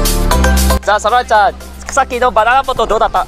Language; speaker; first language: Japanese; non-native, learner; Malay